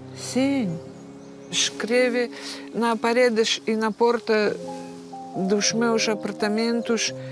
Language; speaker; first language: Portuguese; non-native, learner; Russian